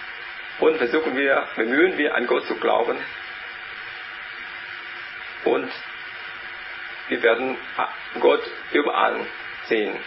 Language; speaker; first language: German; non-native, learner; Vietnamese